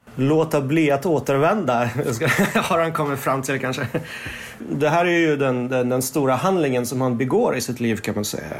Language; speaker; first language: Swedish; early bilingual, other home language; Russian